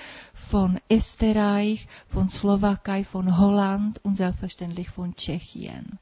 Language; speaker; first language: German; non-native, learner; Czech